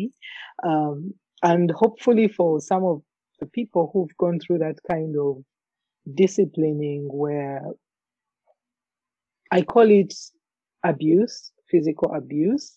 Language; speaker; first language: English; non-native, local second language; Ganda